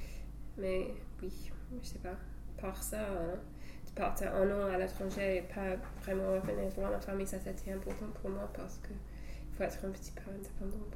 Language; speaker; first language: French; non-native, fluent; English